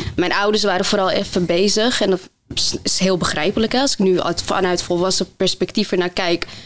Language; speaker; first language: Dutch; early bilingual, other home language; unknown